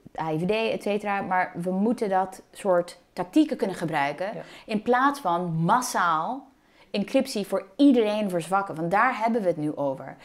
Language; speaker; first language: Dutch; non-native, fluent; English